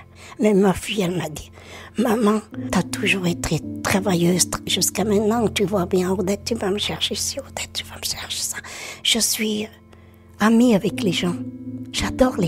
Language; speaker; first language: French; early bilingual, other home language; Portuguese